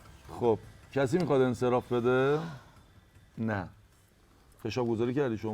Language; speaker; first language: Persian; native; Persian